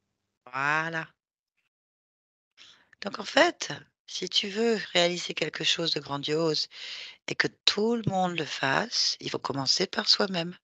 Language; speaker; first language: French; native; French